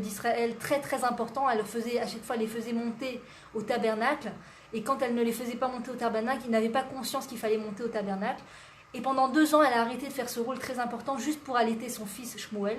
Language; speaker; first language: French; native; French